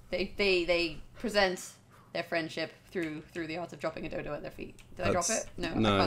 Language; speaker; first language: English; native; English